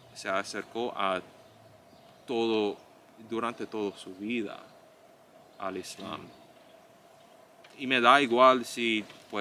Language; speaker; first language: Spanish; non-native, fluent; English